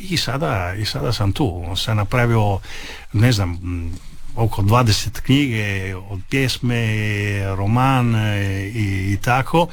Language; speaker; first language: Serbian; early bilingual, heritage; Italian